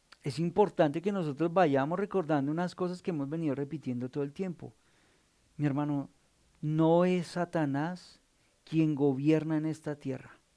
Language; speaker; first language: Spanish; native; Spanish